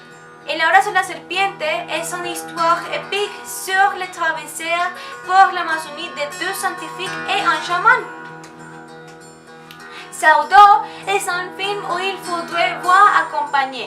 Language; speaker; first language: French; non-native, learner; Spanish